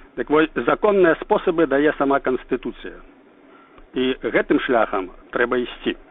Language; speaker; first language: Belarusian; native; Belarusian